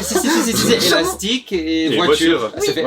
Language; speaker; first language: French; native; French